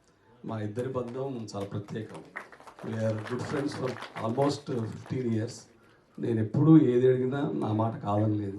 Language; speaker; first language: Telugu; native; Telugu